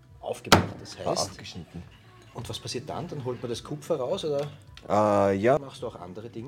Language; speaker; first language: German; native; German